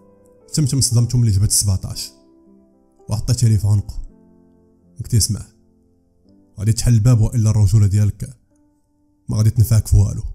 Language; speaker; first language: Arabic; native; Arabic